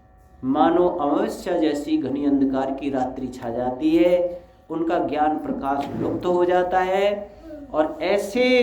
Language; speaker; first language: Hindi; native; Hindi